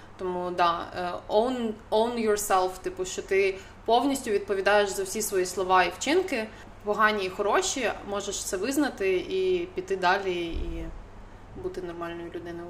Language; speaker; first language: Ukrainian; non-native, local second language; Russian